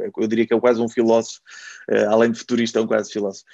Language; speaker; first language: Portuguese; native; Portuguese